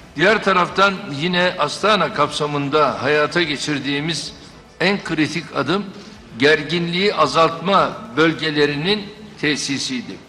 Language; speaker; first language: Turkish; native; Turkish